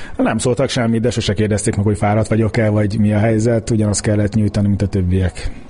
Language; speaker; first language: Hungarian; early bilingual, heritage; Hungarian